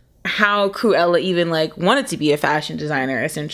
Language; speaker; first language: English; native; English